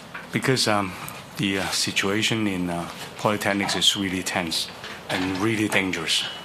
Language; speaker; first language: English; non-native, local second language; Cantonese